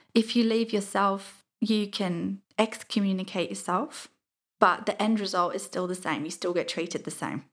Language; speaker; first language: English; native; English